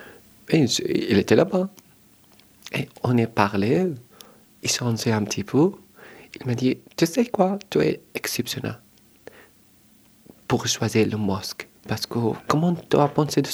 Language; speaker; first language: French; non-native, learner; Arabic